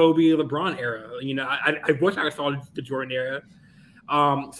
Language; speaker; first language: English; native; English